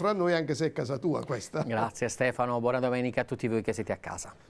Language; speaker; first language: Italian; native; Italian